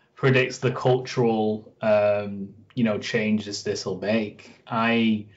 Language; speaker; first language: English; native; English